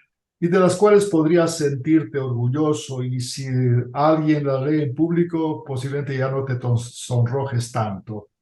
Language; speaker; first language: Spanish; native; Spanish